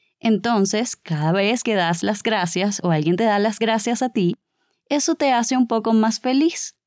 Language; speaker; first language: Spanish; native; Spanish